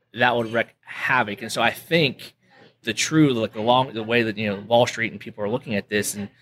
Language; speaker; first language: English; native; English